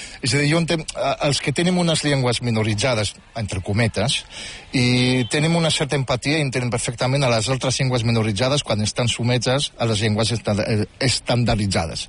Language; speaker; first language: Catalan; non-native, fluent; Riffian